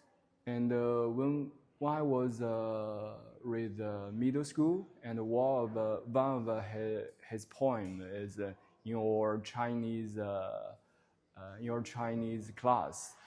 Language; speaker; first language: English; non-native, learner; Chinese